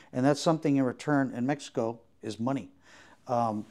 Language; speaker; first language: English; native; English